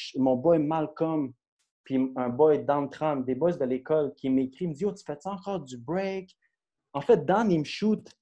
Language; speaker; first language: French; native; French